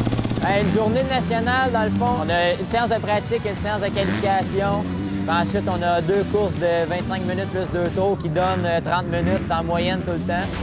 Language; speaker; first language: French; native; French